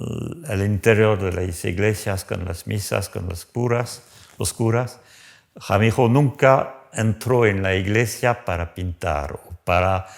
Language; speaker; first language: Spanish; non-native, fluent; French